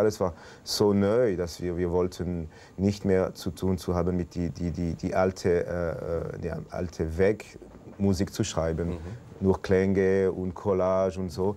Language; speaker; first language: German; non-native, local second language; French